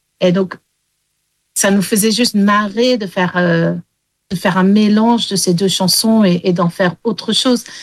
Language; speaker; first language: French; early bilingual, heritage; English